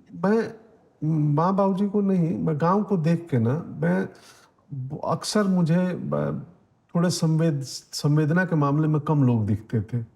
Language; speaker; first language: Hindi; native; Hindi